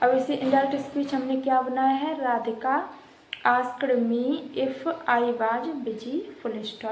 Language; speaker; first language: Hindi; native; Hindi